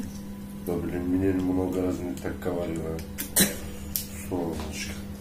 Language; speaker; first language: Russian; non-native, learner; Turkish